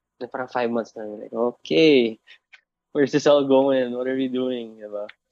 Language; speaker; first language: English; non-native, local second language; Bikol